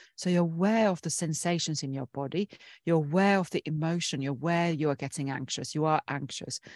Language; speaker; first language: English; non-native, fluent; Finnish